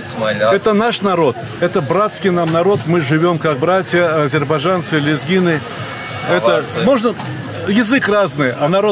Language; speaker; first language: Russian; native; Russian